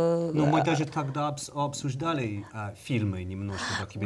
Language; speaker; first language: Russian; non-native, learner; English